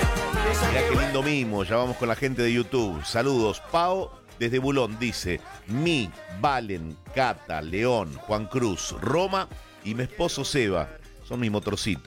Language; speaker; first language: Spanish; native; Spanish